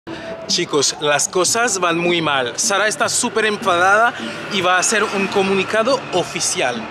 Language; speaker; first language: Spanish; non-native, fluent; French